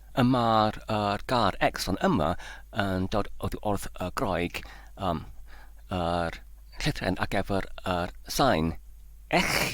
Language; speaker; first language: Welsh; non-native, fluent; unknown